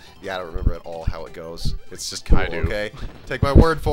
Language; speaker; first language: English; native; English